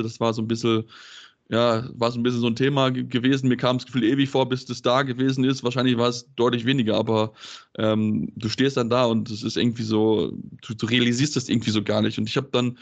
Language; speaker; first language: German; native; German